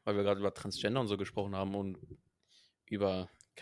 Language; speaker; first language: German; native; German